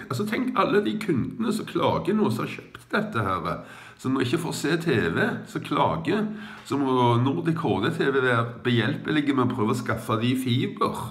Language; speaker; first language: Norwegian; native; Norwegian